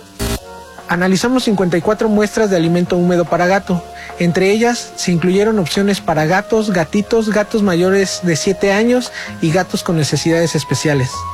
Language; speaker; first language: Spanish; native; Spanish